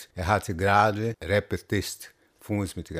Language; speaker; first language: German; non-native, learner; Portuguese